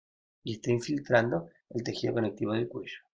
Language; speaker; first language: Spanish; native; Spanish